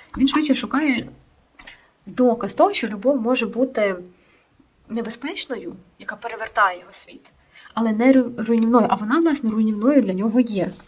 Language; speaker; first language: Ukrainian; non-native, local second language; Russian